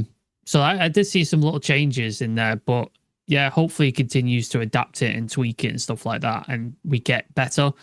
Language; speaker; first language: English; native; English